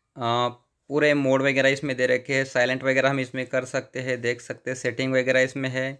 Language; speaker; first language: Hindi; non-native, local second language; Marathi